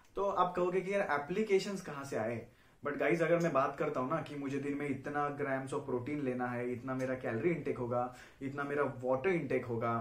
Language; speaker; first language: Hindi; non-native, local second language; Marathi